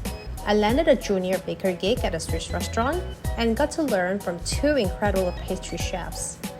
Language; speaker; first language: English; non-native, local second language; Indonesian